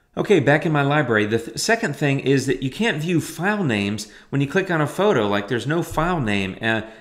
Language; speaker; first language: English; native; English